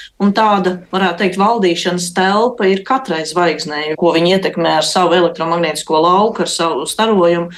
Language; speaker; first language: Latvian; native; Latvian